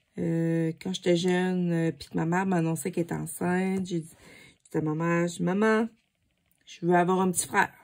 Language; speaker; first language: French; native; French